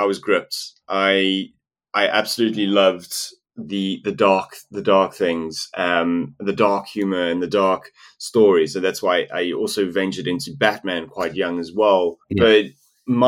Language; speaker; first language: English; non-native, local second language; Afrikaans